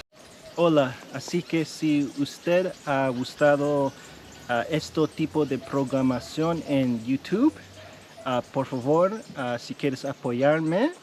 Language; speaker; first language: Spanish; early bilingual, heritage; English